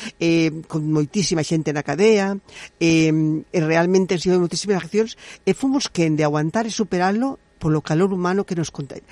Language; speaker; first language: Galician; native; Galician